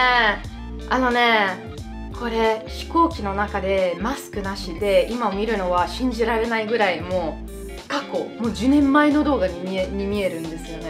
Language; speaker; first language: Japanese; non-native, fluent; Italian